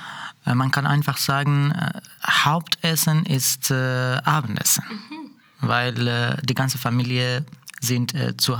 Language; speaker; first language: German; non-native, learner; Persian